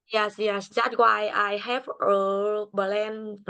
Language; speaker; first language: English; non-native, learner; Vietnamese